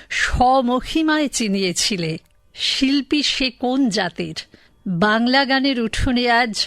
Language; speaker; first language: Bangla; native; Bangla